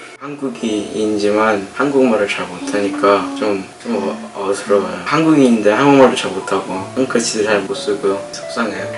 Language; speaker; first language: Korean; early bilingual, heritage; English